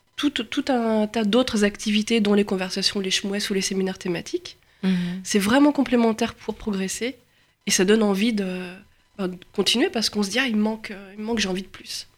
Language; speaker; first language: French; native; French